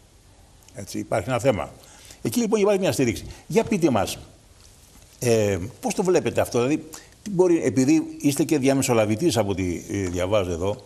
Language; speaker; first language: Greek; native; Greek